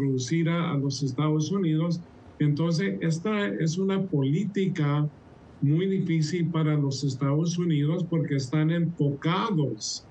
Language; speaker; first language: Spanish; early bilingual, heritage; Spanish